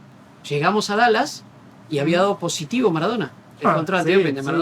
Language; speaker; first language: Spanish; native; Spanish